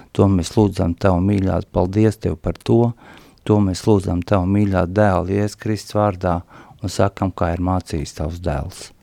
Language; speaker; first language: Latvian; non-native, local second language; Russian